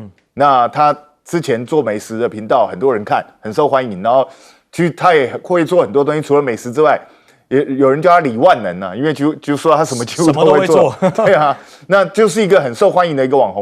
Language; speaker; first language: Chinese; native; Chinese